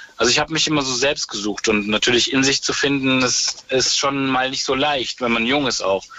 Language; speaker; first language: German; native; German